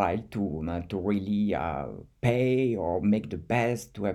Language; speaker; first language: English; non-native, fluent; French